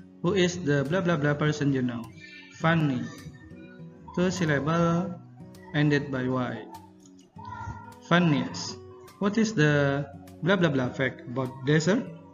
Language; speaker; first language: English; non-native, fluent; Indonesian